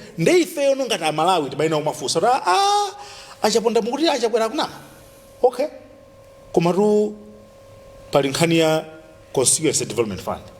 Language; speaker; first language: Nyanja; native; Nyanja